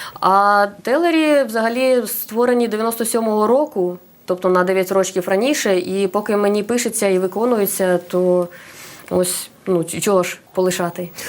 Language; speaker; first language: Ukrainian; non-native, local second language; Russian